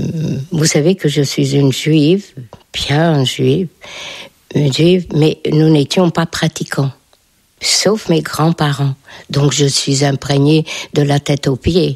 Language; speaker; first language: French; non-native, fluent; Hungarian